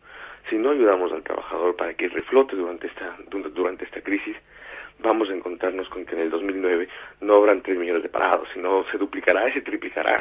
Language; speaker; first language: Spanish; native; Spanish